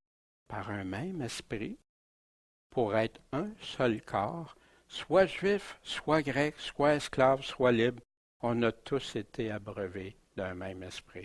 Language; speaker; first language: French; native; French